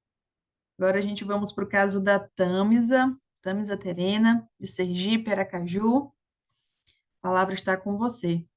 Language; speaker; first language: Portuguese; native; Portuguese